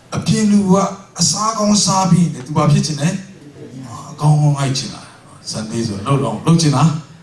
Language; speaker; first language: Burmese; non-native, local second language; Kachin